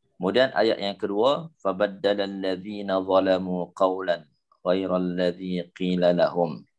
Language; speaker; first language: Malay; native; Malay